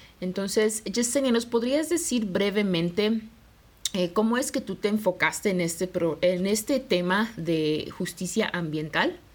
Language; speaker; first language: Spanish; early bilingual, heritage; Spanish